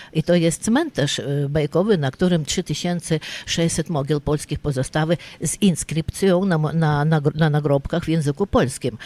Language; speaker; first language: Polish; early bilingual, heritage; Polish